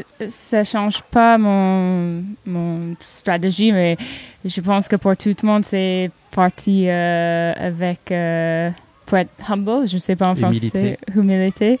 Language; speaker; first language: French; non-native, learner; English